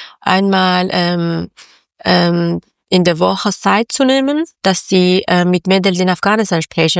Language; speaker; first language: German; non-native, learner; Persian